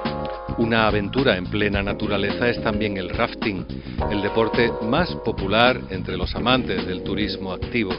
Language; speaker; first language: Spanish; native; Spanish